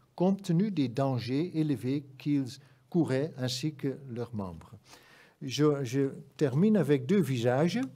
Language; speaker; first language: French; non-native, fluent; Dutch